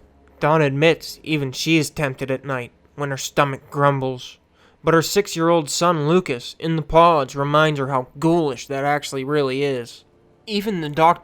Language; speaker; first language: English; native; English